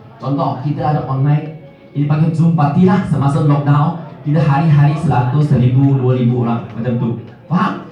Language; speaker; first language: Malay; non-native, local second language; Min Nan Chinese